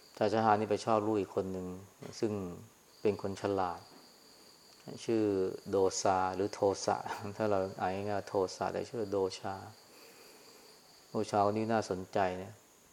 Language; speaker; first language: Thai; native; Thai